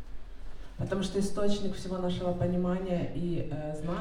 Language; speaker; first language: Russian; native; Russian